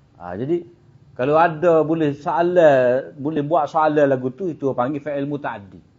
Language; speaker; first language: Malay; native; Malay